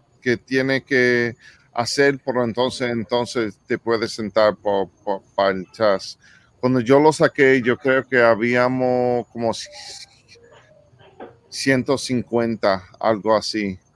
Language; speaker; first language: Spanish; early bilingual, heritage; English